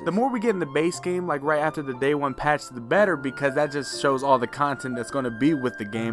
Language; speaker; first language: English; native; English